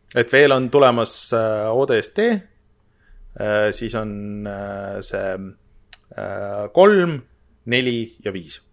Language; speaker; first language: Estonian; native; Estonian